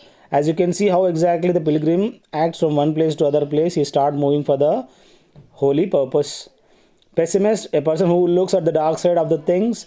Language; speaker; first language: English; non-native, local second language; Telugu